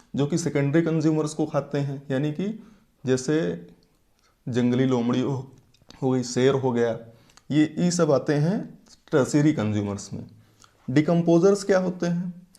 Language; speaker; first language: Hindi; native; Hindi